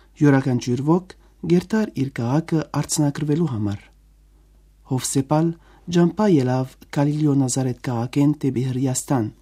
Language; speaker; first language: Armenian; native; Armenian